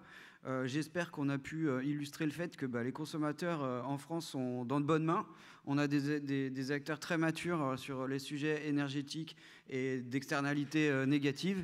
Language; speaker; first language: French; native; French